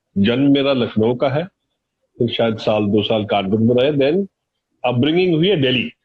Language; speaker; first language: Hindi; native; Hindi